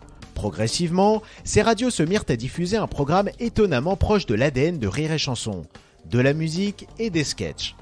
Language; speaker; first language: French; native; French